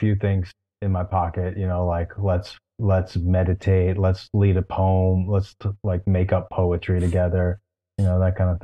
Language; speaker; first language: English; native; English